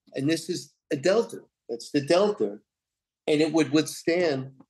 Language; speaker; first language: English; native; English